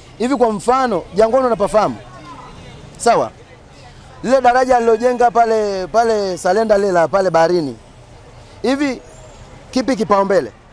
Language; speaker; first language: Swahili; native; Swahili